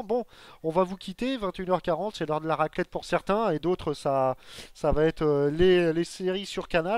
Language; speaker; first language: French; native; French